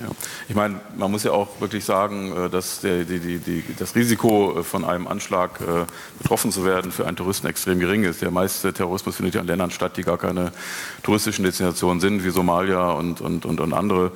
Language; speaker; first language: German; native; German